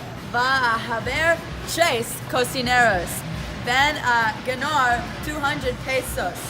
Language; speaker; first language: Spanish; non-native, learner; English